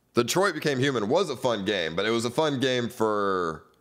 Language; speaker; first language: English; native; English